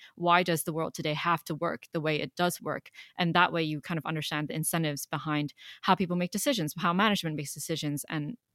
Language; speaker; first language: English; non-native, local second language; Cantonese